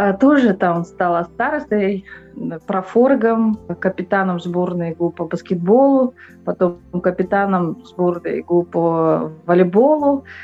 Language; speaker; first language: Russian; non-native, local second language; Yakut